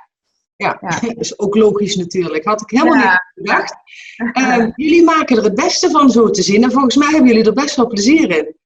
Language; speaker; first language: Dutch; native; Dutch